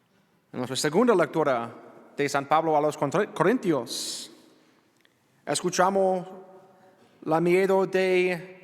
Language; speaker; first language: Spanish; non-native, learner; English